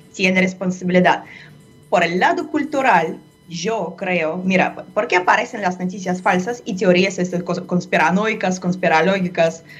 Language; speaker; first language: Spanish; non-native, fluent; Russian